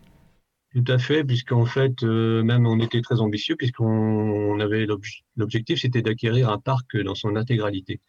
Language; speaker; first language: French; native; French